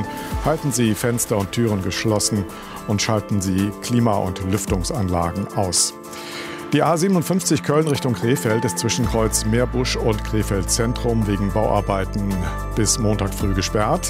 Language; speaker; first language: German; native; German